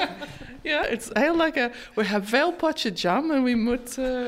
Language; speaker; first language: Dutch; non-native, learner; English